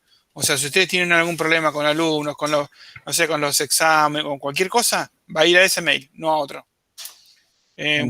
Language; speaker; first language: Spanish; native; Spanish